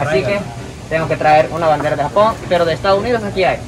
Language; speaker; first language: Spanish; non-native, fluent; Japanese